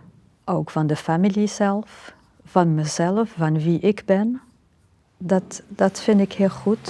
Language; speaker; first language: Dutch; non-native, fluent; Arabic